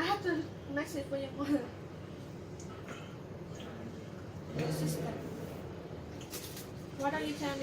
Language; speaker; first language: English; non-native, learner; Vietnamese